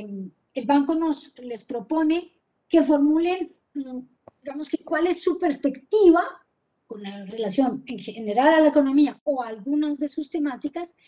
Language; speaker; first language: Spanish; native; Spanish